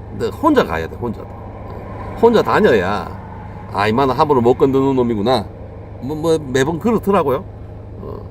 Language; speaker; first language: Korean; native; Korean